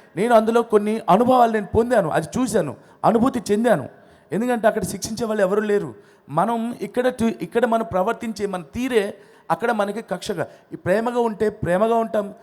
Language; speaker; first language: Telugu; non-native, local second language; Odia